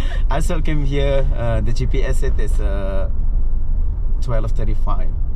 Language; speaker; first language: English; non-native, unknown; Indonesian